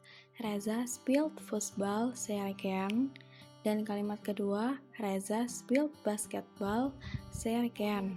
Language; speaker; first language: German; non-native, fluent; Indonesian